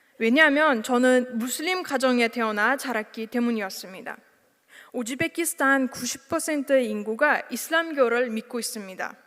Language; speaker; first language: Korean; non-native, fluent; Uzbek